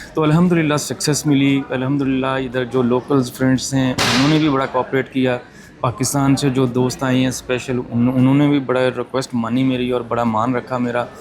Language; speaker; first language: Urdu; non-native, local second language; Punjabi